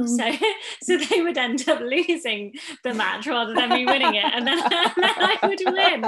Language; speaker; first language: English; native; English